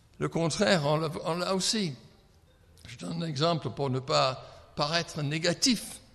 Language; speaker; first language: French; non-native, fluent; English